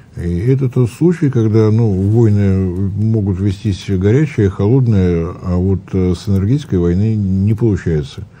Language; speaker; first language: Russian; native; Russian